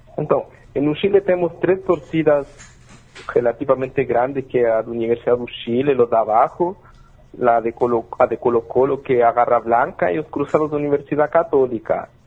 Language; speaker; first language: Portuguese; non-native, fluent; Spanish